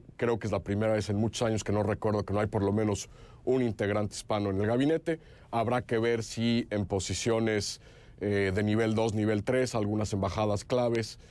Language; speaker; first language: Spanish; native; Spanish